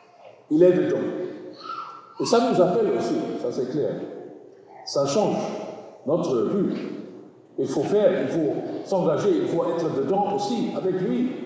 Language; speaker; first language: French; non-native, learner; German